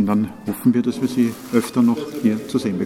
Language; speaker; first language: German; native; German